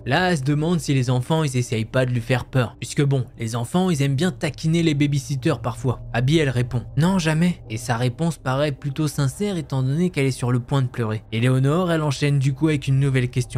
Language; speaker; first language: French; native; French